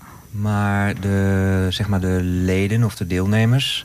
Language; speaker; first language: Dutch; native; Dutch